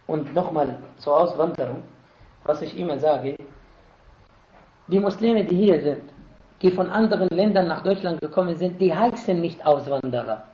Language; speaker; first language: German; non-native, fluent; Arabic